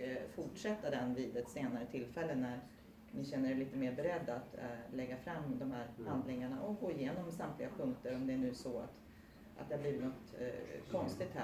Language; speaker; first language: Swedish; native; Swedish